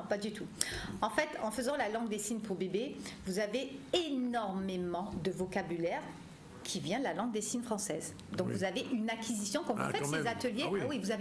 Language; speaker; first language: French; native; French